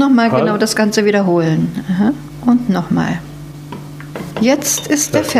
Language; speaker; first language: German; native; German